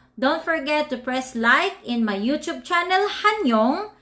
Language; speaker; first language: English; non-native, local second language; Filipino